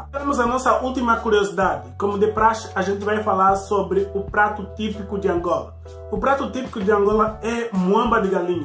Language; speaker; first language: Portuguese; native; Portuguese